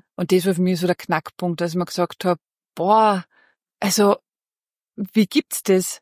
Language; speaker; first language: German; early bilingual, other home language; Bosnian